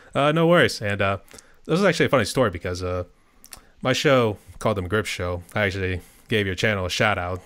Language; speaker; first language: English; native; English